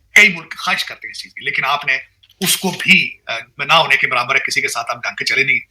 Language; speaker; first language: Urdu; non-native, local second language; Punjabi